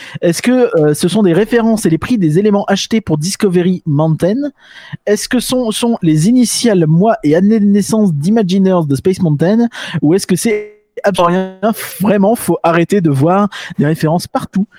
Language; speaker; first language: French; native; French